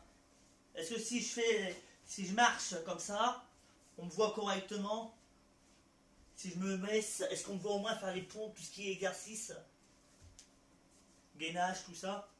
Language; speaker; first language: French; native; French